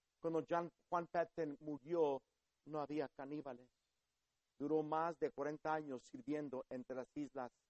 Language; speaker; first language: Spanish; early bilingual, heritage; Spanish